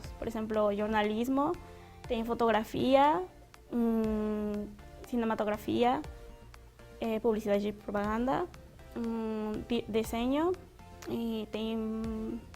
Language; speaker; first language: Portuguese; non-native, fluent; Spanish